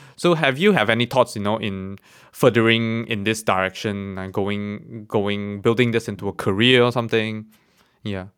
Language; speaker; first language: English; non-native, local second language; Chinese